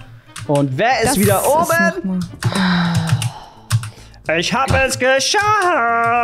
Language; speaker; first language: German; native; German